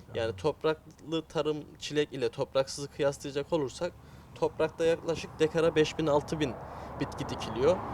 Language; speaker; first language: Turkish; native; Turkish